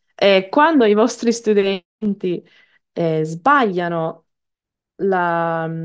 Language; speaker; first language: Italian; non-native, fluent; English